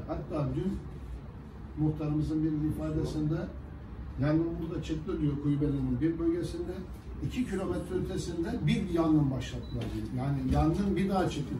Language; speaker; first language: Turkish; native; Turkish